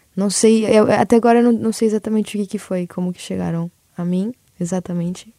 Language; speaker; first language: Portuguese; early bilingual, other home language; Spanish